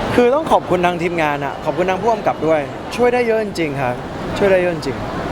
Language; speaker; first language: Thai; early bilingual, heritage; Thai